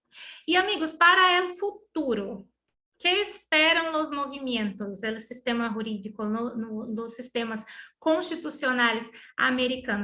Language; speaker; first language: Spanish; non-native, learner; Portuguese